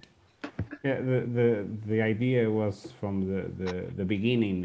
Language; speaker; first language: English; non-native, learner; Portuguese